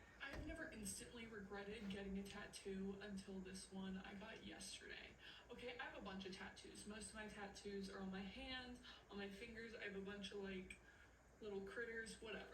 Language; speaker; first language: English; native; English